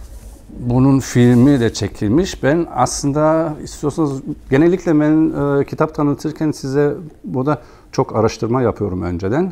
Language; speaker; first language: Turkish; non-native, fluent; German